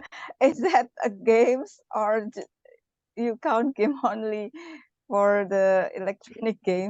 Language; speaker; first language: English; non-native, learner; Indonesian